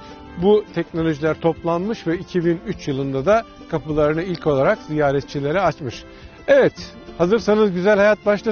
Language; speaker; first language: Turkish; native; Turkish